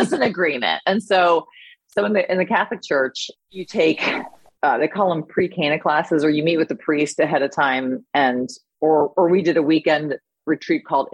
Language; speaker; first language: English; native; English